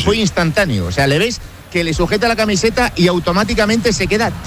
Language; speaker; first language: Spanish; native; Spanish